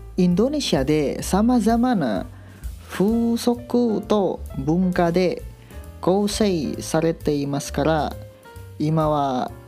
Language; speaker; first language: Japanese; non-native, learner; Indonesian